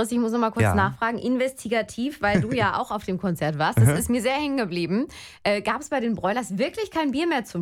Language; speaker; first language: German; native; German